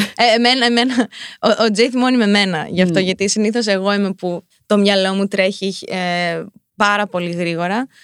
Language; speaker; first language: Greek; early bilingual, heritage; Greek